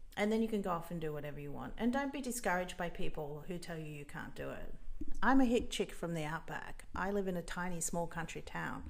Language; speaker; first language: English; native; English